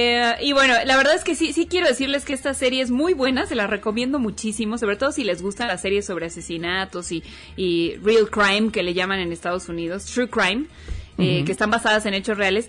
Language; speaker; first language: Spanish; native; Spanish